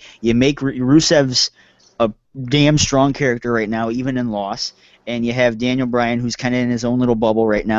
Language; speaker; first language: English; native; English